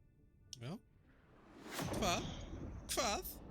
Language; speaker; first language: Icelandic; native; Icelandic